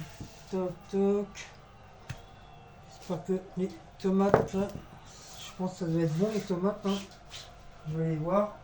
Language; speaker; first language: French; native; French